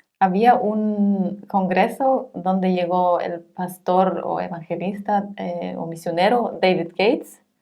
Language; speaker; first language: Spanish; non-native, fluent; German